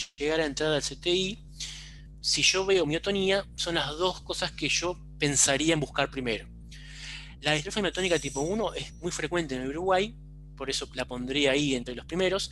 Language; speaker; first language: Spanish; native; Spanish